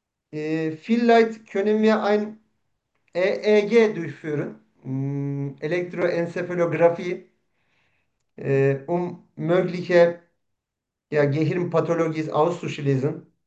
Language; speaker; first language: German; non-native, learner; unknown